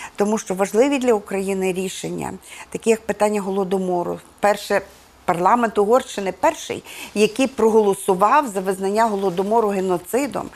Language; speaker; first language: Ukrainian; native; Ukrainian